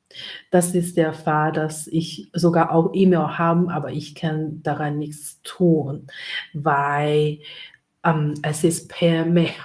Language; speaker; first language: German; non-native, learner; Chinese